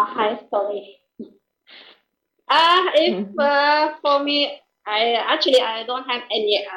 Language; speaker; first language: English; non-native, learner; Indonesian